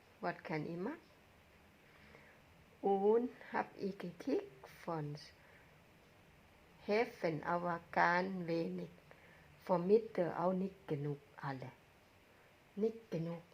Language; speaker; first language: German; non-native, learner; Thai